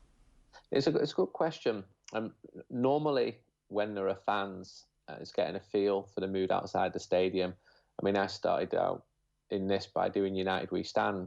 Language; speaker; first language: English; native; English